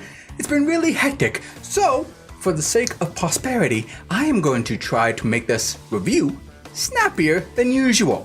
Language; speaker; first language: English; native; English